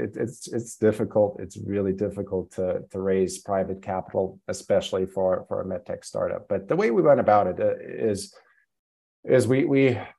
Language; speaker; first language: English; non-native, fluent; German